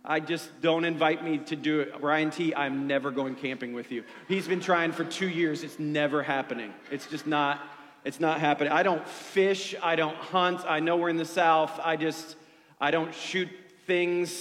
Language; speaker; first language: English; native; English